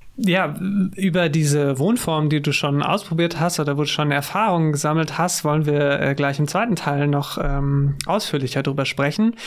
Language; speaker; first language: German; native; German